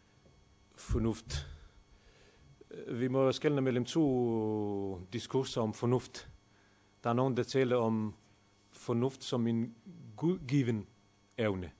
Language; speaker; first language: Danish; non-native, fluent; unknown